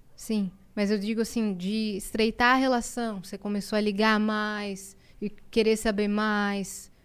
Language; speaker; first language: Portuguese; native; Portuguese